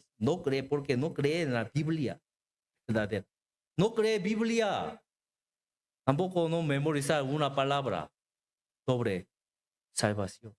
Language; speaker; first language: Spanish; non-native, learner; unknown